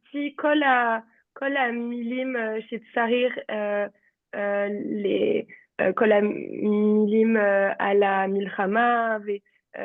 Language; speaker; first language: Hebrew; non-native, learner; French